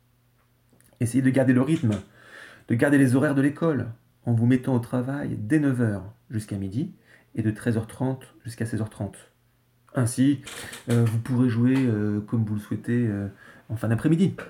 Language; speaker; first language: French; native; French